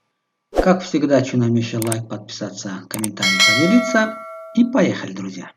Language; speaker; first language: Russian; non-native, local second language; Tajik